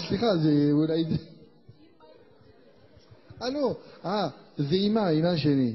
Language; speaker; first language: Hebrew; non-native, learner; French